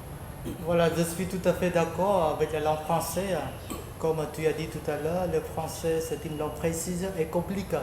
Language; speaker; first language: French; non-native, fluent; Khmer